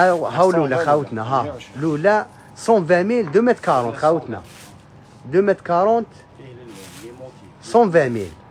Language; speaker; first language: Arabic; native; Arabic